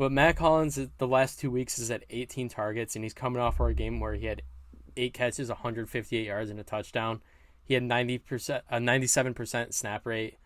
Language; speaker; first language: English; native; English